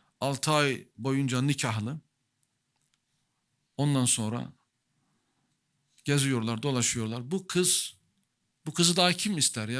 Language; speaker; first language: Turkish; native; Turkish